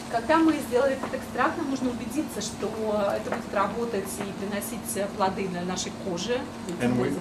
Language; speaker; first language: Russian; native; Russian